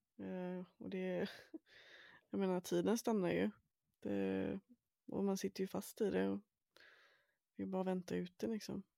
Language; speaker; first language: Swedish; native; Swedish